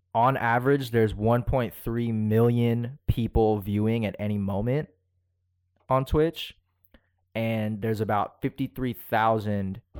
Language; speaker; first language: English; early bilingual, other home language; Filipino